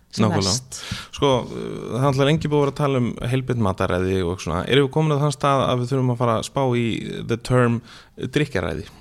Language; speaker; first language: Icelandic; native; Icelandic